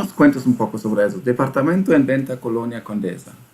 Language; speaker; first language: Spanish; non-native, fluent; German